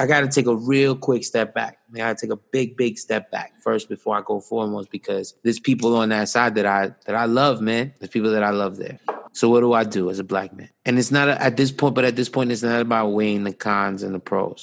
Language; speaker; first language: English; native; English